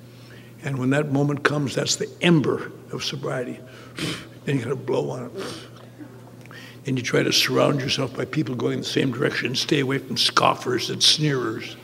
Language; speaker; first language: English; native; English